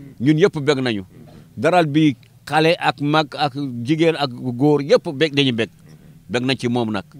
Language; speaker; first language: Wolof; non-native, local second language; Fula